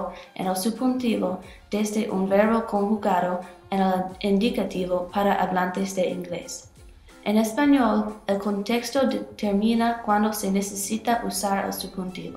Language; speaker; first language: Spanish; non-native, learner; English